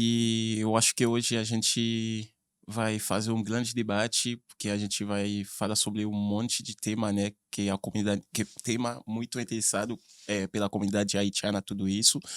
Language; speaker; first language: Portuguese; non-native, fluent; Haitian Creole